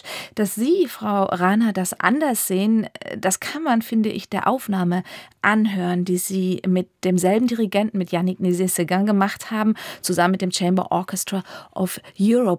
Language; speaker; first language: German; native; German